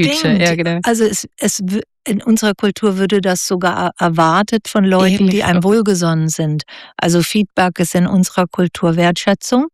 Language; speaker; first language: German; native; German